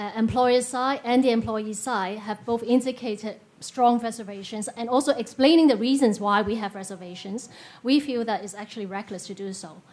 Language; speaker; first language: English; non-native, local second language; Cantonese